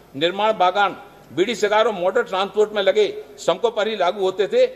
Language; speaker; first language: Hindi; native; Hindi